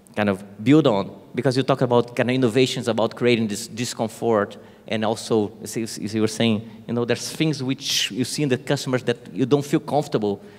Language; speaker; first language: English; non-native, fluent; Portuguese